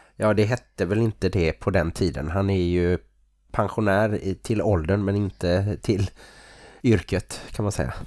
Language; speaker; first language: Swedish; native; Swedish